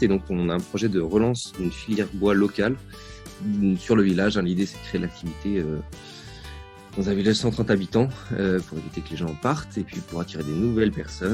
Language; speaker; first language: French; native; French